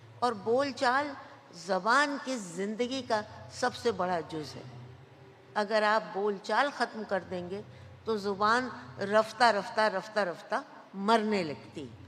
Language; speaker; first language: Urdu; native; Urdu